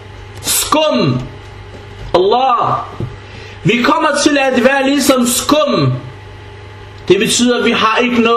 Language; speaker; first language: Danish; early bilingual, other home language; Arabic